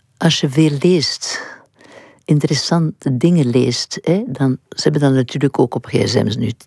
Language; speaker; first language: Dutch; non-native, local second language; French